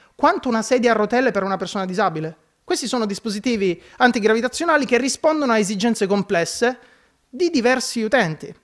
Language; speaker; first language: Italian; native; Italian